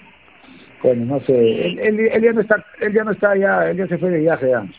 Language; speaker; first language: Spanish; native; Spanish